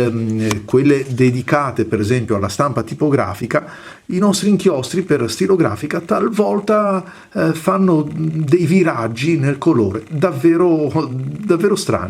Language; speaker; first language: Italian; native; Italian